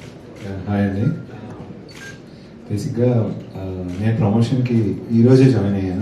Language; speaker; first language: Telugu; native; Telugu